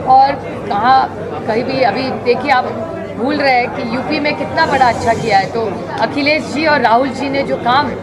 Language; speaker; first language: Hindi; non-native, local second language; Marathi